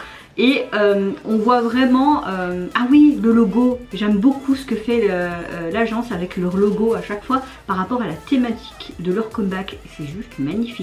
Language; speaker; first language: French; native; French